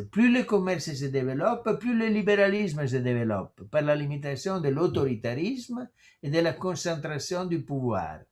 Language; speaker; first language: French; non-native, fluent; Italian